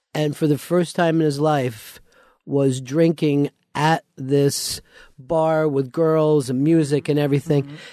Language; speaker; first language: English; native; English